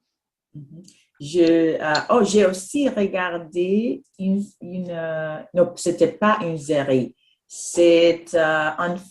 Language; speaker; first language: French; non-native, fluent; Spanish